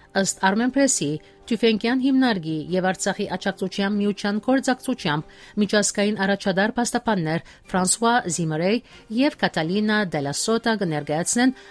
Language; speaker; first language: Armenian; early bilingual, heritage; Armenian